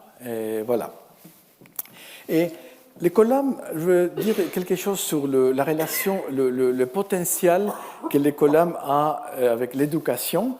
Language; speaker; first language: French; non-native, fluent; Spanish